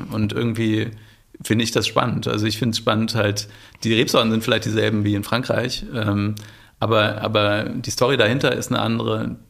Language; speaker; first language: German; native; German